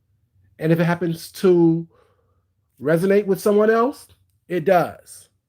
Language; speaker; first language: English; native; English